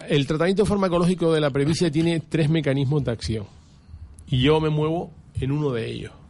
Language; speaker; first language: Spanish; native; Spanish